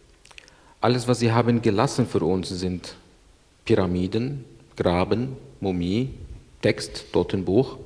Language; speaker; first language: German; non-native, learner; Arabic